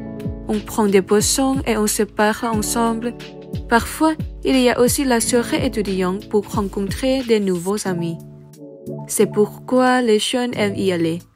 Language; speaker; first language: French; non-native, fluent; Thai